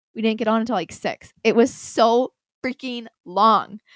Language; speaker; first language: English; native; English